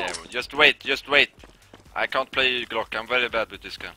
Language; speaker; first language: English; non-native, fluent; Swedish